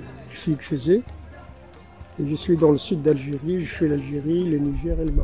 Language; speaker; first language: French; non-native, local second language; Tamasheq